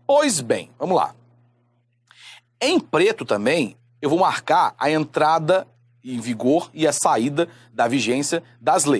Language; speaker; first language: Portuguese; native; Portuguese